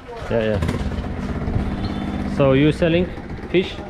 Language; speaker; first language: English; non-native, learner; Ukrainian